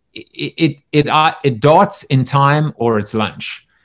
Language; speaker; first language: English; native; English